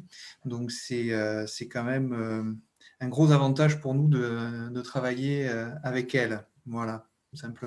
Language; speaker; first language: French; native; French